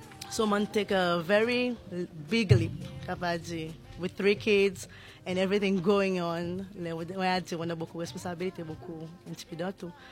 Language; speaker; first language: English; non-native, local second language; Seselwa Creole French